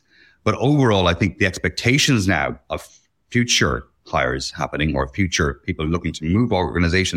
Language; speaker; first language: English; native; English